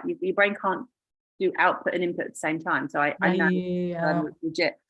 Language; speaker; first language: English; native; English